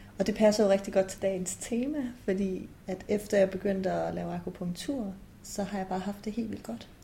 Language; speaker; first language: Danish; early bilingual, other home language; Persian